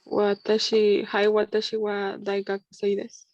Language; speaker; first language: Japanese; non-native, learner; Spanish